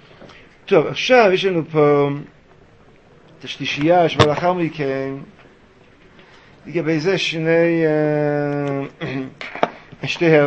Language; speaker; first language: Hebrew; native; Hebrew